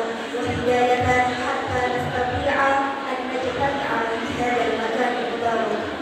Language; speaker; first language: Arabic; non-native, learner; Indonesian